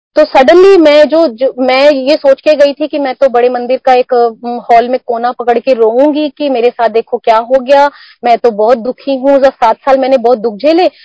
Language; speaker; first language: Hindi; non-native, local second language; Punjabi